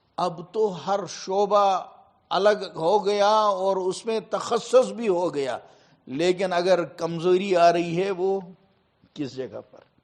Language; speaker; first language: Urdu; non-native, local second language; Kashmiri